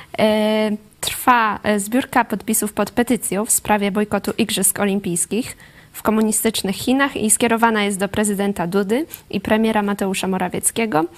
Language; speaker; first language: Polish; native; Polish